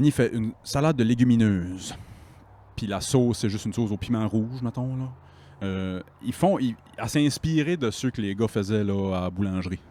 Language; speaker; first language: French; native; French